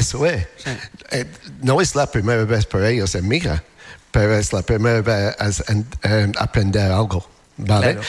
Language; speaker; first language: Spanish; non-native, learner; English